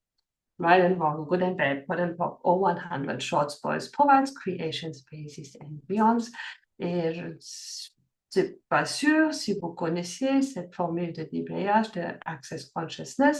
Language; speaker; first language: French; early bilingual, heritage; French